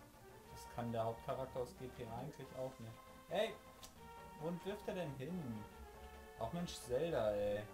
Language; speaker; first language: German; native; German